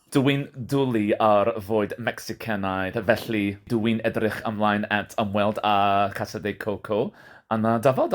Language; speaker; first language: Welsh; non-native, learner; English